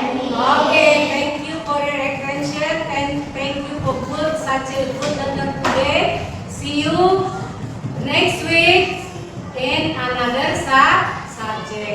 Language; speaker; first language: English; non-native, learner; Indonesian